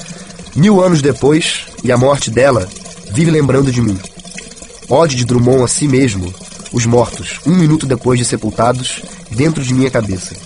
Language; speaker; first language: Portuguese; native; Portuguese